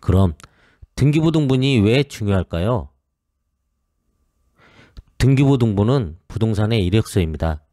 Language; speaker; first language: Korean; native; Korean